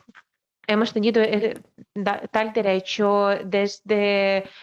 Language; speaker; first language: Spanish; non-native, fluent; Ukrainian